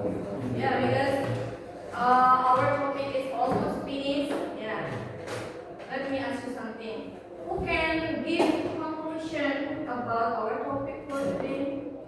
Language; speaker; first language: English; non-native, learner; Indonesian